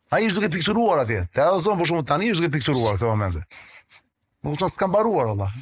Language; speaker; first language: Albanian; non-native, local second language; Greek